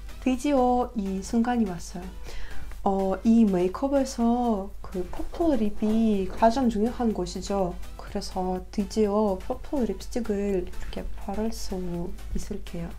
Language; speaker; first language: Korean; non-native, learner; Russian